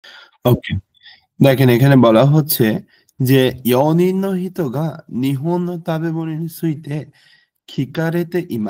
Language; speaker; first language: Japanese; non-native, fluent; Bangla